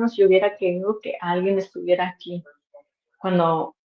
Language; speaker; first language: Spanish; early bilingual, heritage; Spanish